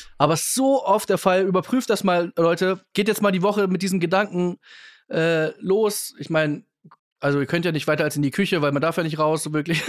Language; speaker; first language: German; native; German